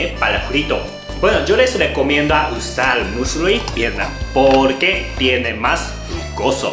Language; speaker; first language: Spanish; non-native, fluent; Japanese